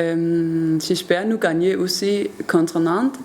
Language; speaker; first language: French; non-native, learner; Danish